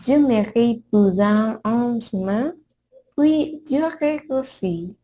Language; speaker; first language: French; non-native, learner; Spanish